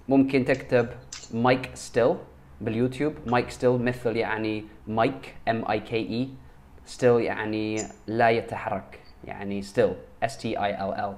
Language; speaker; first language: Arabic; non-native, learner; English